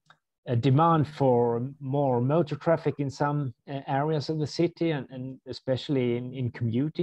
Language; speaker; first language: English; non-native, fluent; Swedish